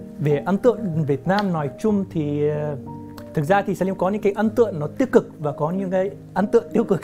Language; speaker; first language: Vietnamese; non-native, fluent; Arabic